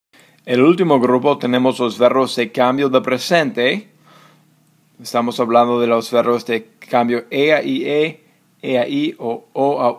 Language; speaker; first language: Spanish; non-native, fluent; English